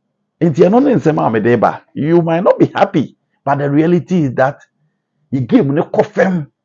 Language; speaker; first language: English; non-native, local second language; Akan